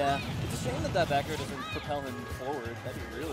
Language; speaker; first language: English; native; English